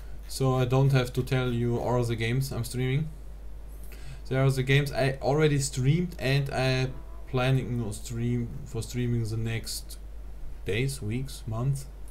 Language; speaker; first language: English; non-native, fluent; German